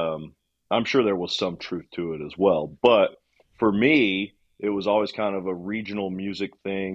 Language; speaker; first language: English; native; English